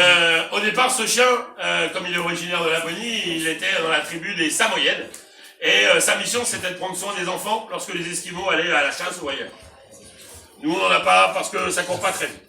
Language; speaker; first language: French; native; French